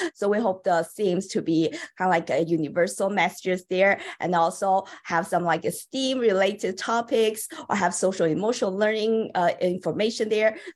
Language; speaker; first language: English; non-native, fluent; Chinese